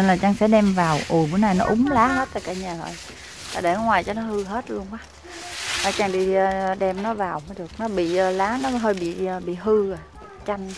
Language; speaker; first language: Vietnamese; native; Vietnamese